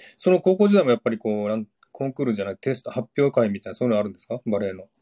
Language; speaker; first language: Japanese; native; Japanese